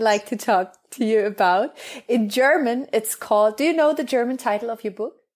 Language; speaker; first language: English; non-native, fluent; German